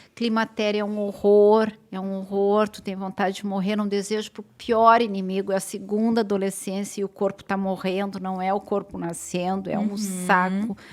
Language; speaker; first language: Portuguese; native; Portuguese